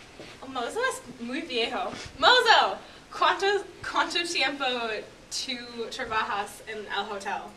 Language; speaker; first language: Spanish; non-native, learner; English